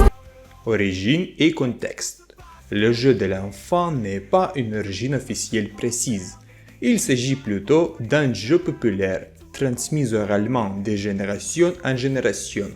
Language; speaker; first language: French; non-native, fluent; Russian